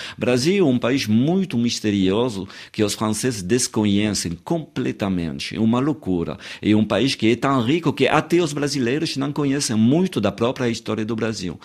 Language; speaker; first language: Portuguese; non-native, fluent; French